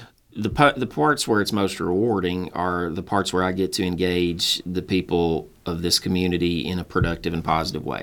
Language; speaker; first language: English; native; English